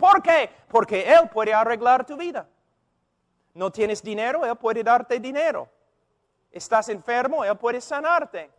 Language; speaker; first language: Spanish; non-native, fluent; English